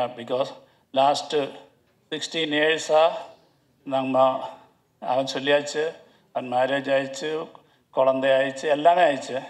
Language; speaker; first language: Tamil; non-native, learner; Malayalam